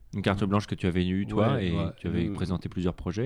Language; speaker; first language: French; native; French